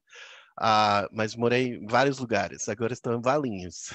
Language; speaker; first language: Portuguese; non-native, fluent; English